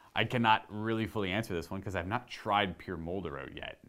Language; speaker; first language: English; native; English